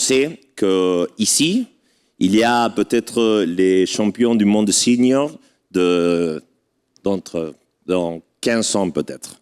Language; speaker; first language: French; non-native, fluent; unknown